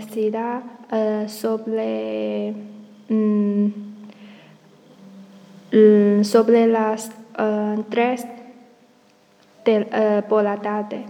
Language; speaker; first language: Spanish; non-native, learner; Chinese